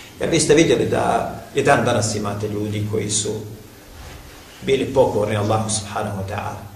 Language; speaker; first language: Bosnian; native; Bosnian